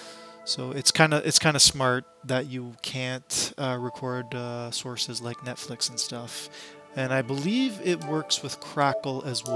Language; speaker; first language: English; native; English